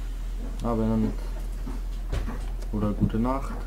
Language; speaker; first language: German; native; German